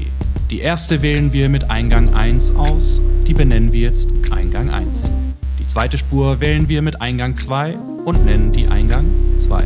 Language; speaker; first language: German; native; German